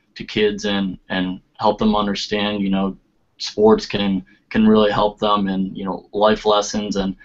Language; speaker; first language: English; native; English